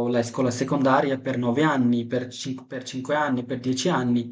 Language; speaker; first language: Italian; non-native, fluent; Bangla